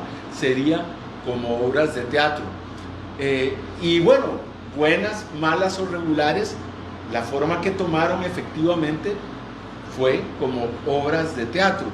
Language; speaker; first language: Spanish; native; Spanish